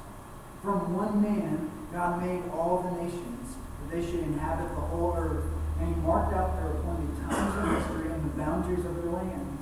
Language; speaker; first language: English; native; English